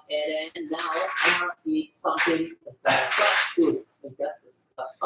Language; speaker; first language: English; non-native, learner; Filipino